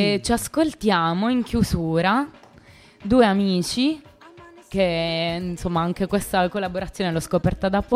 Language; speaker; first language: Italian; native; Italian